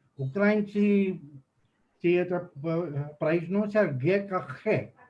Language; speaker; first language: Russian; non-native, fluent; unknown